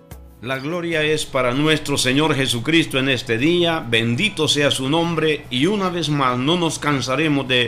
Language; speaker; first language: Spanish; native; Spanish